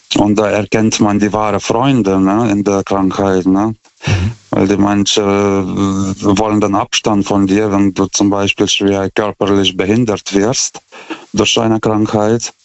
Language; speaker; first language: German; non-native, fluent; Lithuanian